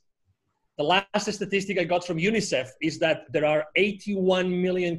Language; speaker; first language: English; non-native, fluent; Spanish